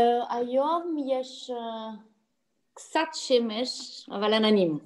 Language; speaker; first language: Hebrew; non-native, learner; Italian